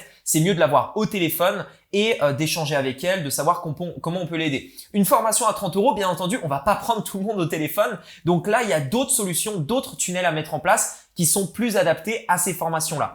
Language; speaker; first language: French; native; French